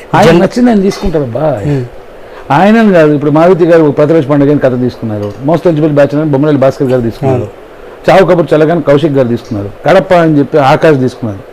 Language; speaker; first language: Telugu; non-native, local second language; Tamil